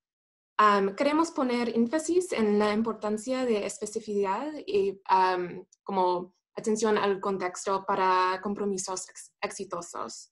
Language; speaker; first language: Spanish; non-native, fluent; English